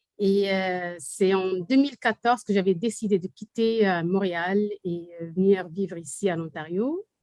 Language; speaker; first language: French; non-native, local second language; Arabic